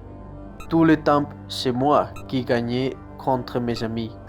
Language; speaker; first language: French; non-native, learner; Spanish